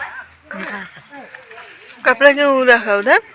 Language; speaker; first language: Hindi; non-native, local second language; Bangla